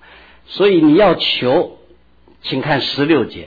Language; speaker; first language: Chinese; native; Chinese